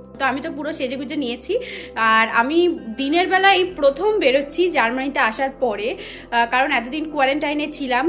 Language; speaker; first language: Bangla; native; Bangla